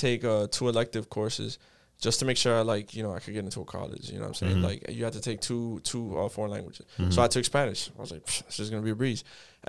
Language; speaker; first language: English; early bilingual, other home language; Spanish